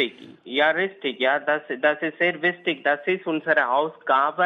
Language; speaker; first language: German; non-native, learner; Tamil